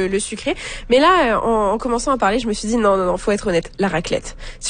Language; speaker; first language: French; native; French